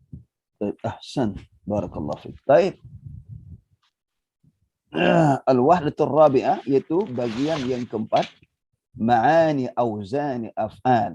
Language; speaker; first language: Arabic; non-native, fluent; Indonesian